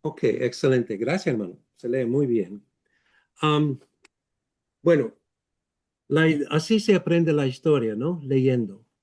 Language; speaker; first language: Spanish; non-native, fluent; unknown